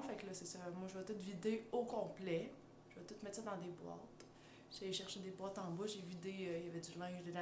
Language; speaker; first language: French; native; French